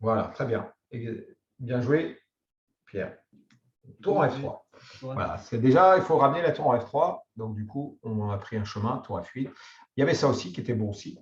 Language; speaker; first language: French; native; French